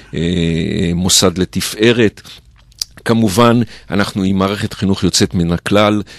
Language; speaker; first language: Hebrew; native; Hebrew